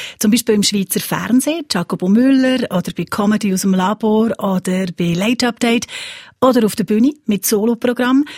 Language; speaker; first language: German; native; German